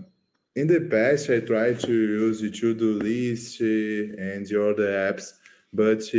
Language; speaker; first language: English; non-native, learner; Portuguese